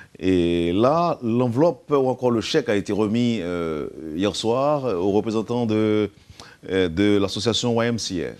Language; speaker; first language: French; non-native, local second language; Haitian Creole